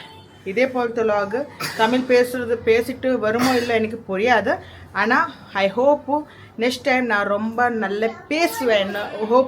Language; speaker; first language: Tamil; non-native, learner; Malayalam